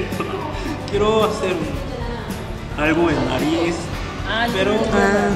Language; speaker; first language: Spanish; non-native, fluent; Korean